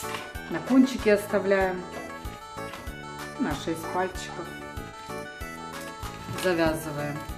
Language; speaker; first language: Russian; native; Russian